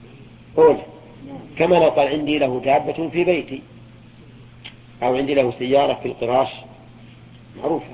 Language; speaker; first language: Arabic; native; Arabic